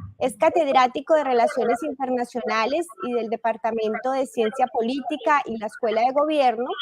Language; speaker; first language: Spanish; native; Spanish